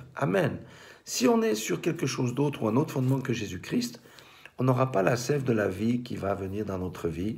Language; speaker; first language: French; native; French